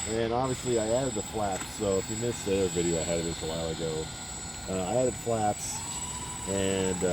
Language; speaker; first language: English; native; English